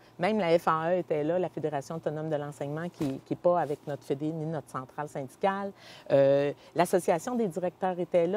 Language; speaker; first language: French; native; French